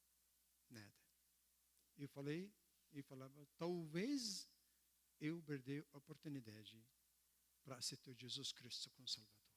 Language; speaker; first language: Portuguese; non-native, learner; Arabic